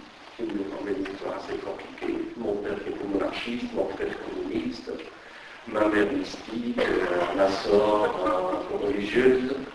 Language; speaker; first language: French; non-native, fluent; Persian